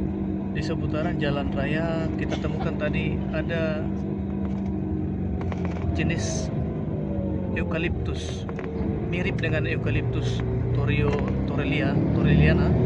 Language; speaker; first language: Indonesian; native; Indonesian